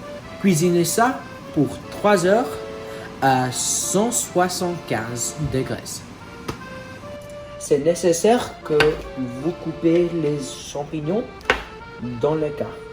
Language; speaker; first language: French; non-native, learner; English